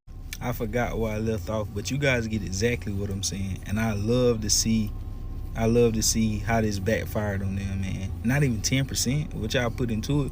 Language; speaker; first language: English; native; English